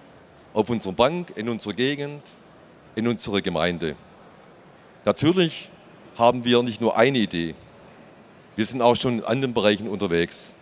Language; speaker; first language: German; native; German